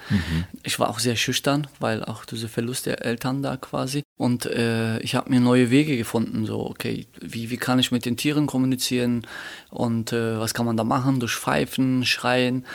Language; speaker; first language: German; early bilingual, other home language; Turkish